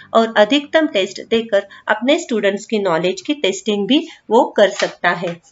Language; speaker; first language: Hindi; non-native, local second language; Marathi